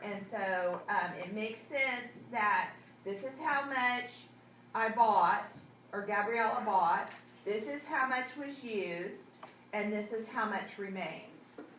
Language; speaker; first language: English; native; English